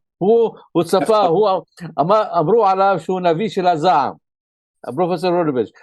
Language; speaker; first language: Hebrew; non-native, local second language; Arabic